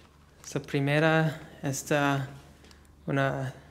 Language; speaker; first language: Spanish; non-native, learner; English